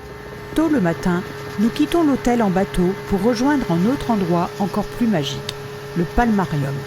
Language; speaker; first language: French; native; French